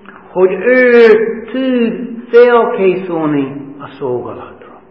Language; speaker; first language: Hungarian; non-native, fluent; English